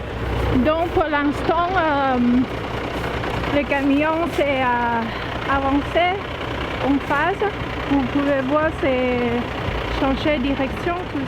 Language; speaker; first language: French; non-native, learner; Thai